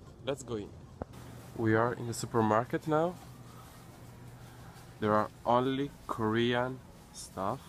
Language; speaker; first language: English; non-native, learner; Italian